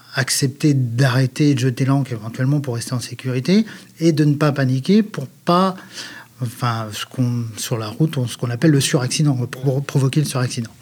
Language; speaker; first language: French; native; French